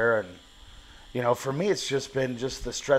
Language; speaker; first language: English; native; English